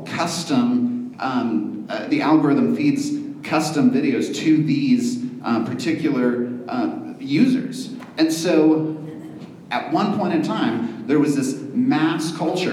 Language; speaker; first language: English; native; English